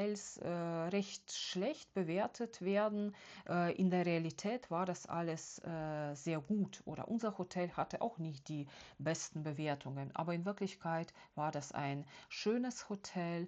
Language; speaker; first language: German; non-native, fluent; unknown